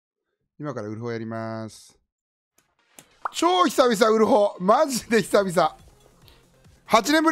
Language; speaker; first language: Japanese; native; Japanese